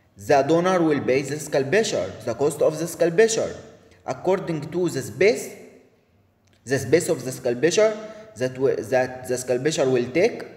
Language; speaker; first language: English; non-native, learner; Arabic